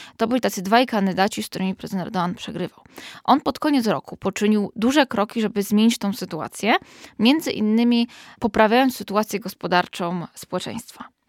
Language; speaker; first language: Polish; native; Polish